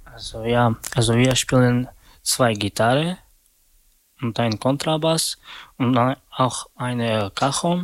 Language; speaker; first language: German; non-native, learner; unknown